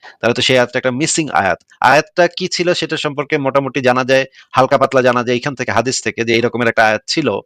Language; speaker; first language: Bangla; native; Bangla